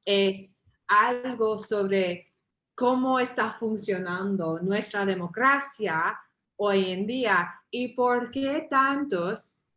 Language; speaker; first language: Spanish; early bilingual, heritage; English